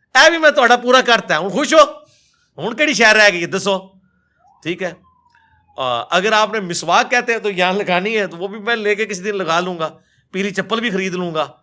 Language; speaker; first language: Urdu; native; Urdu